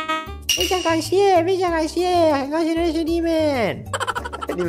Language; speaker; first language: Chinese; non-native, learner; Spanish